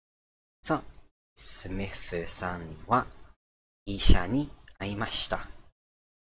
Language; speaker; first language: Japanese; non-native, learner; English